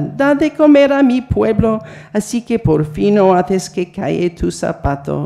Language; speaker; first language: Spanish; non-native, fluent; English